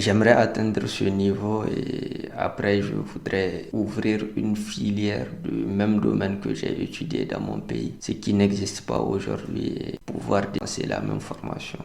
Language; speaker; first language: French; non-native, local second language; Hausa